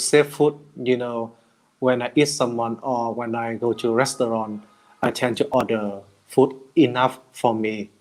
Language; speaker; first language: English; non-native, learner; Vietnamese